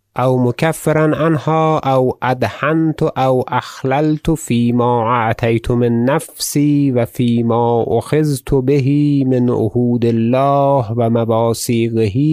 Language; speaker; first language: Arabic; non-native, fluent; Persian